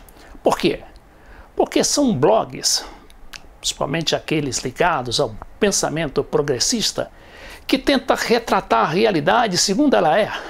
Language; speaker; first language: Portuguese; native; Portuguese